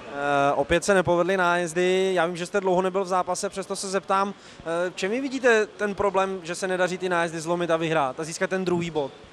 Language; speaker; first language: Czech; native; Czech